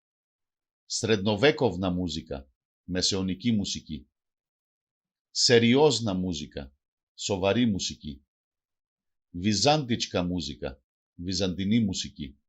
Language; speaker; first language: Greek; non-native, local second language; Macedonian